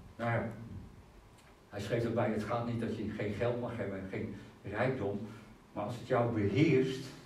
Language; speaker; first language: Dutch; native; Dutch